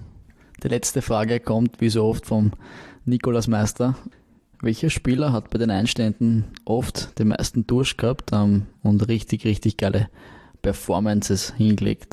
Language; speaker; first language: German; native; German